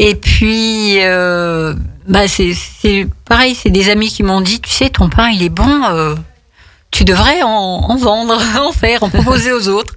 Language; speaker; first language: French; native; French